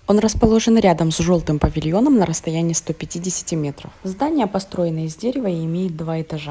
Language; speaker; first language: Russian; native; Russian